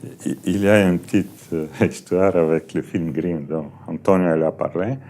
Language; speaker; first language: French; non-native, fluent; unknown